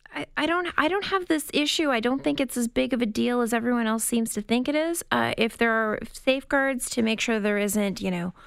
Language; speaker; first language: English; native; English